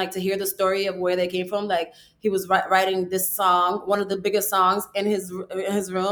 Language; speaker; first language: English; early bilingual, other home language; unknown